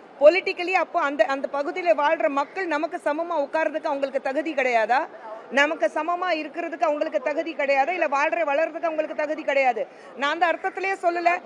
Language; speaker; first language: Tamil; non-native, fluent; Hindi